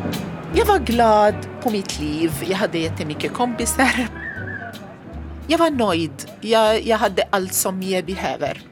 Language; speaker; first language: Swedish; non-native, learner; Arabic